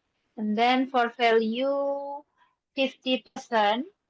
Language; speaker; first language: English; non-native, learner; Indonesian